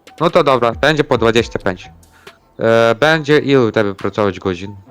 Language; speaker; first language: Polish; non-native, learner; Ukrainian